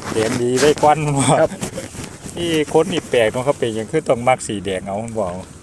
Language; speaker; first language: Thai; native; Thai